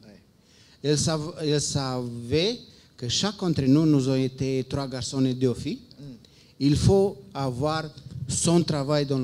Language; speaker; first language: French; non-native, fluent; Romanian